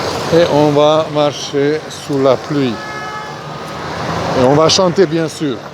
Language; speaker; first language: French; non-native, fluent; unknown